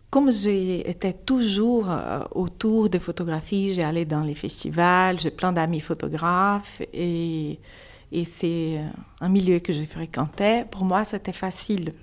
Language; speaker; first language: French; non-native, fluent; Portuguese